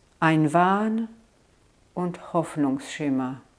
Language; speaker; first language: German; non-native, fluent; Italian